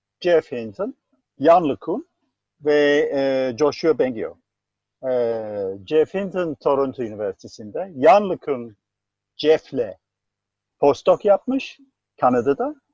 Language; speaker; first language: Turkish; non-native, fluent; English